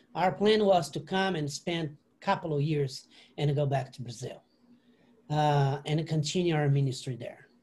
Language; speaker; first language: English; non-native, learner; Portuguese